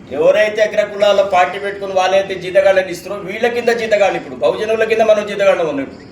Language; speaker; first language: Telugu; native; Telugu